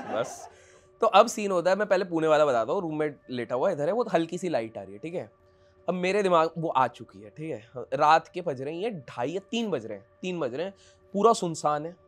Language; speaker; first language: Hindi; non-native, local second language; Odia